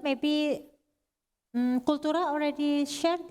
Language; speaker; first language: English; non-native, learner; Indonesian